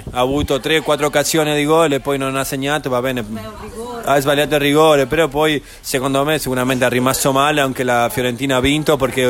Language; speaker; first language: Italian; non-native, fluent; Spanish